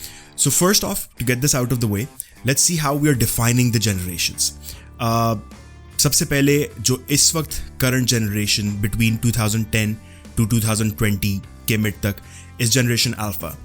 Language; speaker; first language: English; non-native, local second language; Urdu